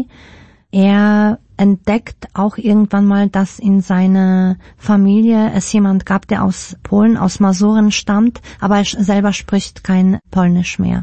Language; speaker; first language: German; early bilingual, other home language; Polish